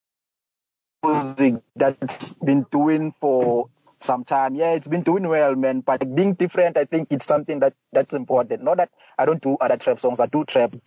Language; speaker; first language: English; non-native, local second language; Zulu